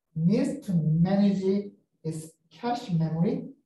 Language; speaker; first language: English; non-native, fluent; Korean